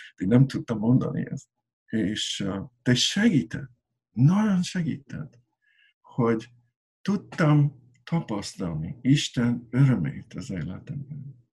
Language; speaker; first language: Hungarian; non-native, learner; English